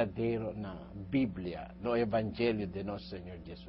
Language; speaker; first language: Portuguese; non-native, learner; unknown